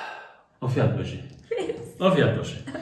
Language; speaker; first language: Persian; non-native, learner; German